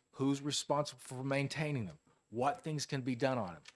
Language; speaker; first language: English; native; English